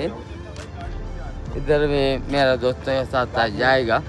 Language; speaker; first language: Hindi; non-native, learner; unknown